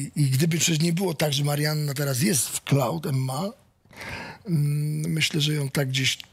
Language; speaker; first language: Polish; native; Polish